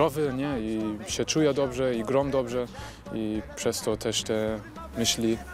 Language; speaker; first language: Polish; early bilingual, heritage; Polish